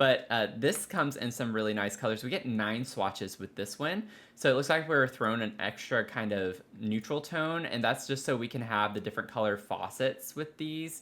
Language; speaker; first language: English; native; English